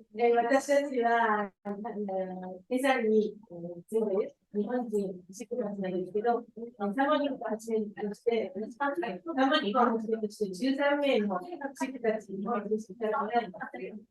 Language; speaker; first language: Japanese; non-native, learner; Korean